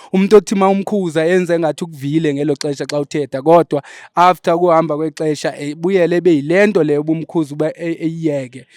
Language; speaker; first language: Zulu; non-native, local second language; Xhosa